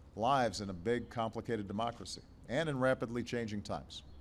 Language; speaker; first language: English; native; English